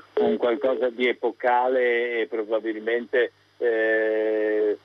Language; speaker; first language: Italian; native; Italian